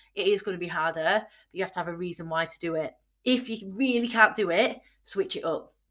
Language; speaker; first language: English; native; English